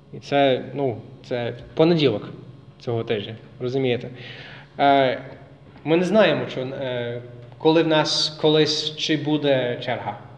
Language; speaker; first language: Ukrainian; non-native, fluent; English